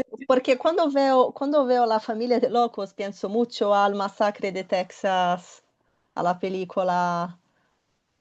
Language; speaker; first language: Spanish; non-native, fluent; Portuguese